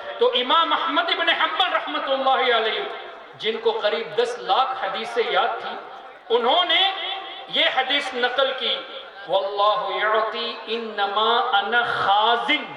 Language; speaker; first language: Urdu; non-native, fluent; Tamil